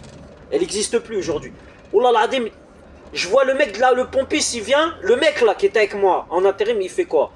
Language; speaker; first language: French; native; French